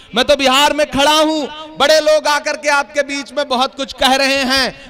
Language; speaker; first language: Hindi; native; Hindi